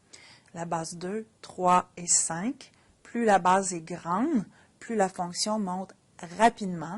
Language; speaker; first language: French; native; French